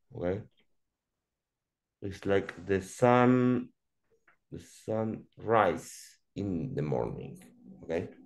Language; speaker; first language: English; non-native, learner; Spanish